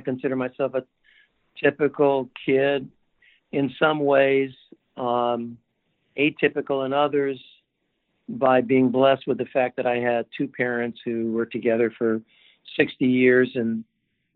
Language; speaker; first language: English; native; English